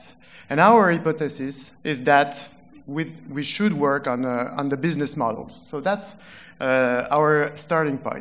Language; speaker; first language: English; non-native, fluent; French